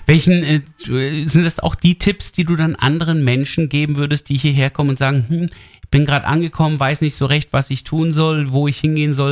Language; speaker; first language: German; native; German